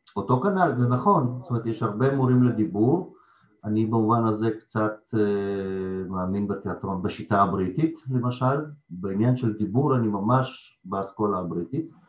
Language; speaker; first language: Hebrew; early bilingual, other home language; Russian